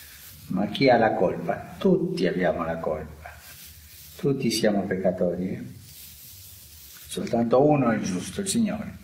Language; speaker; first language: Italian; non-native, fluent; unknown